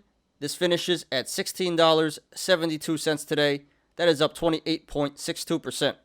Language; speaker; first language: English; native; English